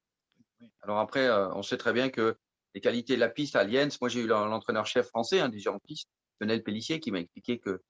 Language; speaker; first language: French; native; French